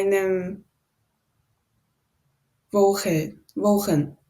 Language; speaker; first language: German; non-native, learner; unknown